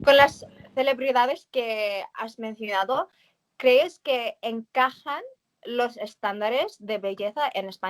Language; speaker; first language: Spanish; early bilingual, heritage; Spanish